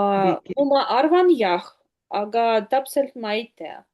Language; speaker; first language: Estonian; non-native, learner; Russian